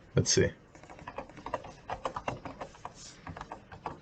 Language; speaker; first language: English; native; English